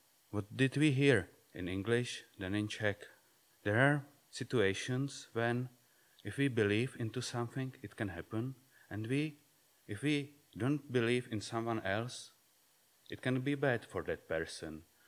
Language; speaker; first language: English; non-native, fluent; Czech